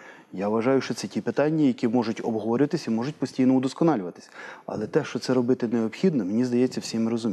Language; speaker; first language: Ukrainian; native; Ukrainian